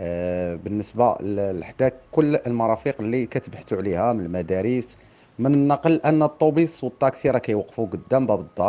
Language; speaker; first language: Arabic; native; Arabic